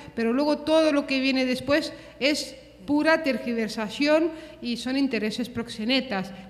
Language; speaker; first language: Spanish; early bilingual, other home language; Romanian